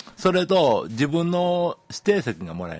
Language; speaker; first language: Japanese; native; Japanese